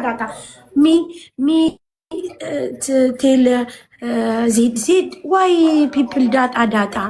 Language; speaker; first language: English; non-native, learner; Amharic